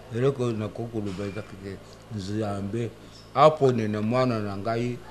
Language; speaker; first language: Lingala; non-native, local second language; Luba-Lulua